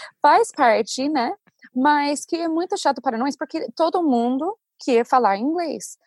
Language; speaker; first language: Portuguese; non-native, fluent; English